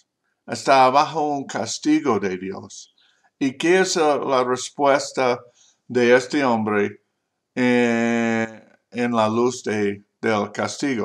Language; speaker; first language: Spanish; non-native, learner; English